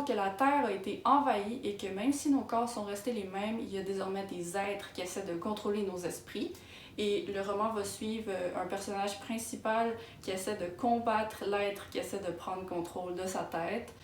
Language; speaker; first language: French; native; French